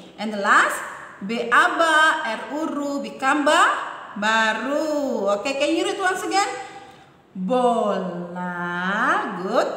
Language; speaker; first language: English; non-native, learner; Indonesian